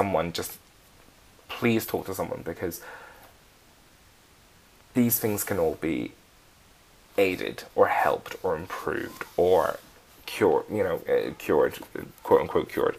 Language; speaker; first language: English; native; English